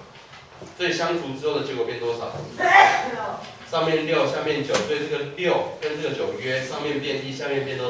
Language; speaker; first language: Chinese; native; Chinese